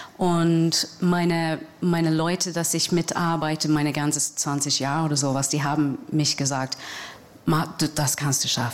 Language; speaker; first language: German; non-native, fluent; English